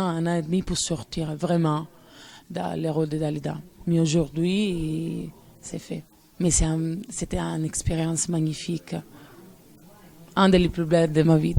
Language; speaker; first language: French; non-native, fluent; Italian